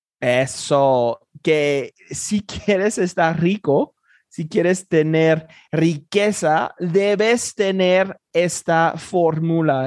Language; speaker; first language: Spanish; non-native, fluent; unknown